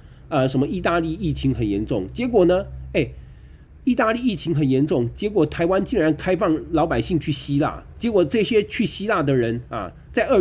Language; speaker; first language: Chinese; native; Chinese